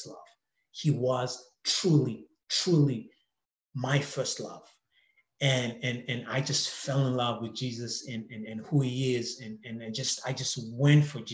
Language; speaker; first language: English; non-native, local second language; Shona